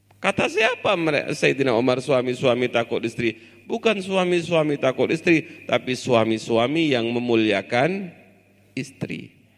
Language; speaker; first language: Indonesian; non-native, local second language; Javanese